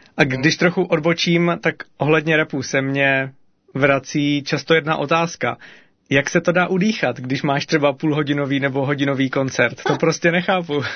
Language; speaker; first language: Czech; native; Czech